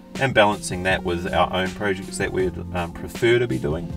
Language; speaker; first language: English; native; English